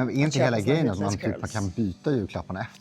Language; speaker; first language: Swedish; native; Swedish